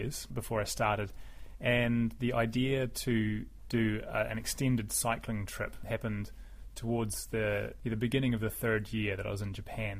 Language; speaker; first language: English; native; English